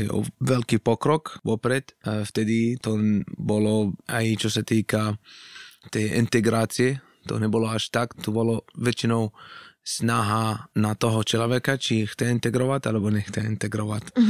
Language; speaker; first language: Slovak; non-native, fluent; Arabic